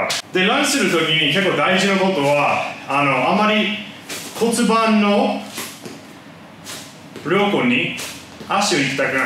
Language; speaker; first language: Japanese; non-native, fluent; English